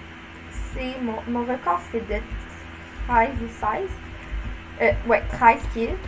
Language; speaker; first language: French; native; French